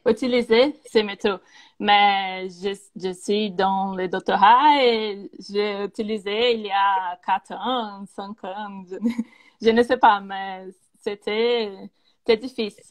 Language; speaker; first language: French; non-native, learner; Portuguese